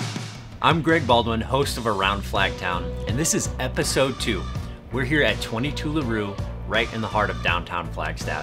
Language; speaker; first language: English; native; English